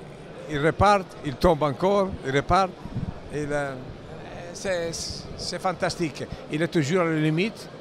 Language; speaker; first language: French; non-native, fluent; Italian